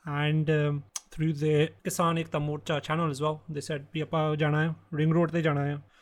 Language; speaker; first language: Punjabi; early bilingual, heritage; Punjabi